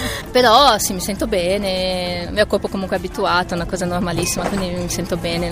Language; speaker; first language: Italian; non-native, fluent; Portuguese